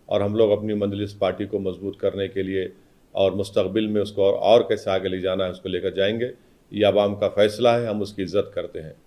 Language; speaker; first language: Hindi; non-native, local second language; Urdu